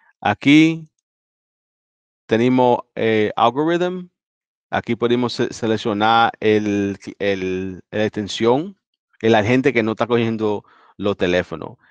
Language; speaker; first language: Spanish; early bilingual, heritage; Spanish